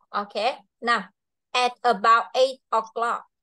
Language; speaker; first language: English; non-native, fluent; Vietnamese